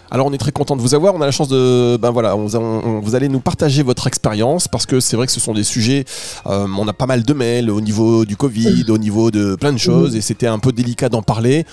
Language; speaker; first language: French; native; French